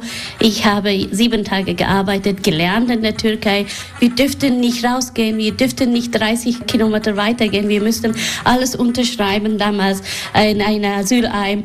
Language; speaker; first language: German; non-native, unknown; Persian